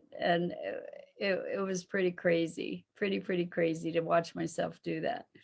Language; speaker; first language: English; native; English